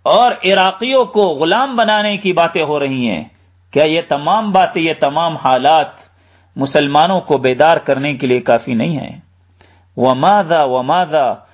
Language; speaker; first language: Urdu; native; Urdu